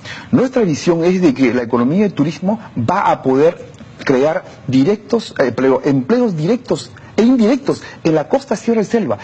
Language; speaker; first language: Spanish; non-native, local second language; Shipibo-Conibo